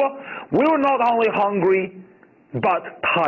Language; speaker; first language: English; non-native, fluent; Chinese